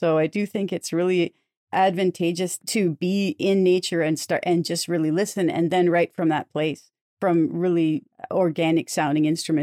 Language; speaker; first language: English; native; English